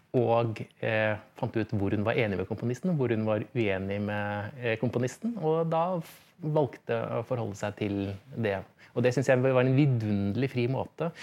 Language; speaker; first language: Norwegian; native; Norwegian